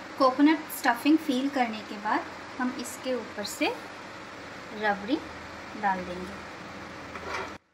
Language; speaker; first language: Hindi; non-native, local second language; Bangla